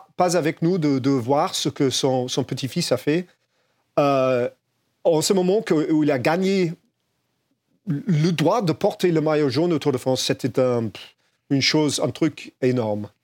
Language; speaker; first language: French; non-native, fluent; English